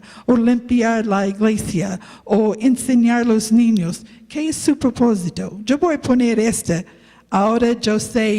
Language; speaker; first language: Spanish; non-native, learner; English